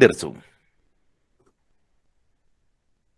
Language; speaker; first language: Spanish; native; Spanish